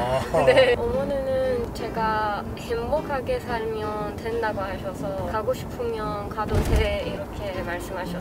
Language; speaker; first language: Korean; non-native, learner; Persian